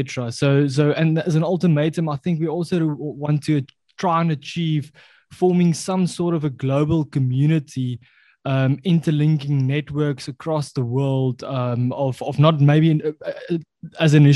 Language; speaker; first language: English; non-native, local second language; Afrikaans